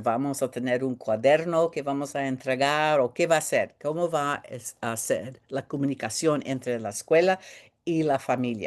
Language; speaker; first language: Spanish; early bilingual, heritage; Spanish